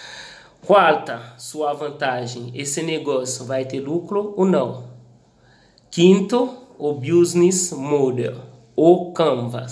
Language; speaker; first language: Portuguese; non-native, local second language; Haitian Creole